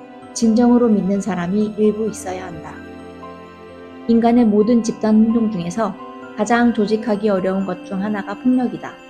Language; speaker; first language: Korean; native; Korean